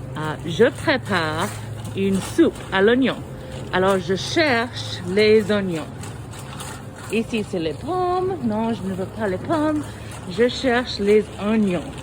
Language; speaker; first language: French; non-native, fluent; English